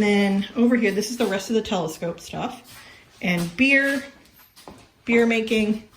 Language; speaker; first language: English; native; English